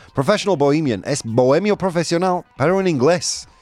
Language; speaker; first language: Spanish; non-native, fluent; English